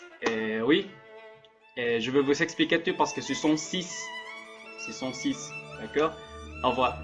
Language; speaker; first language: French; non-native, learner; Spanish